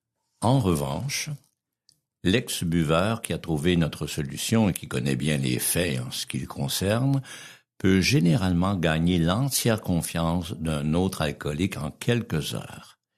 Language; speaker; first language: French; native; French